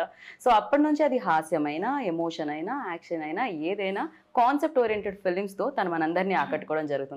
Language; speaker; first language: Telugu; native; Telugu